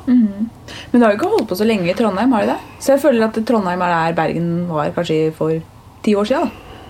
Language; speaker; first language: Norwegian; early bilingual, other home language; Turkish